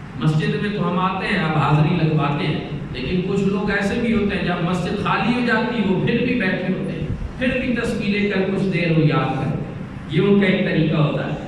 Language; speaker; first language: Urdu; non-native, local second language; Punjabi